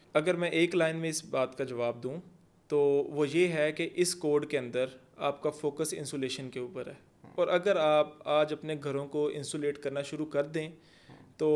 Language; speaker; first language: Urdu; non-native, local second language; Punjabi